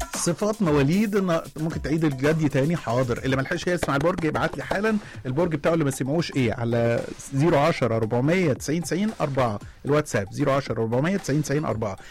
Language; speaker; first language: Arabic; native; Arabic